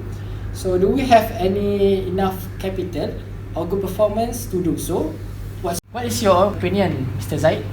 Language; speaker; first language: English; non-native, learner; Malay